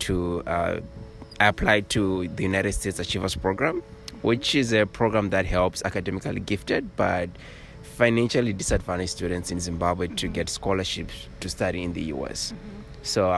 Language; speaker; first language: English; non-native, local second language; Kinyarwanda